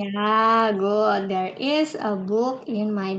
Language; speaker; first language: English; non-native, fluent; Indonesian